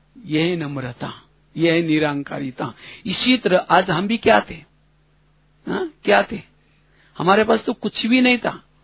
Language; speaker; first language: Hindi; non-native, local second language; Marathi